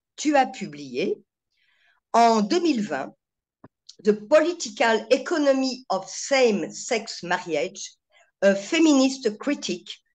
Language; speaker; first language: French; native; French